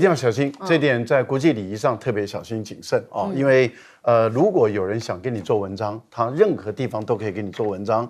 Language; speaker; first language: Chinese; native; Chinese